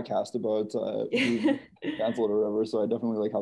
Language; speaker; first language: English; native; English